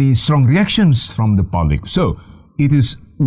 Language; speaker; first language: English; non-native, fluent; Indonesian